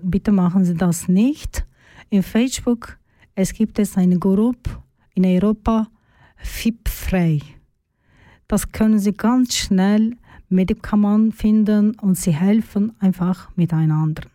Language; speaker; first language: German; non-native, learner; Turkish